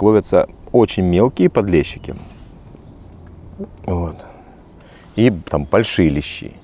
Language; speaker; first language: Russian; native; Russian